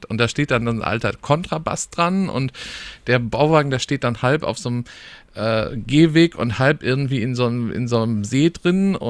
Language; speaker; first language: German; native; German